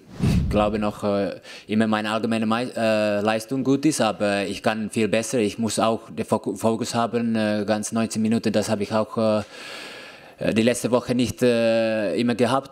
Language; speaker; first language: German; non-native, fluent; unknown